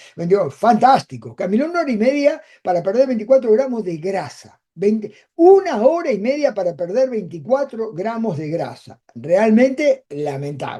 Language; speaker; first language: Spanish; native; Spanish